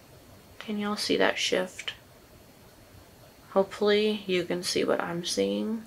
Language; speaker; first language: English; native; English